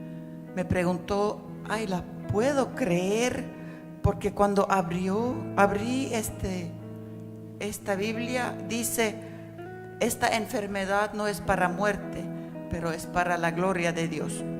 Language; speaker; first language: Spanish; non-native, fluent; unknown